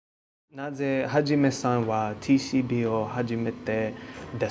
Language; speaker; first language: Japanese; non-native, learner; English